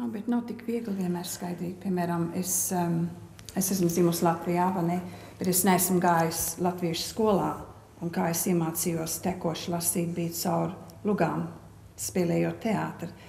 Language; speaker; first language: Latvian; early bilingual, heritage; Latvian